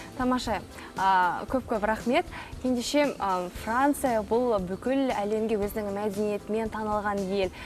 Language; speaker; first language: Kazakh; native; Kazakh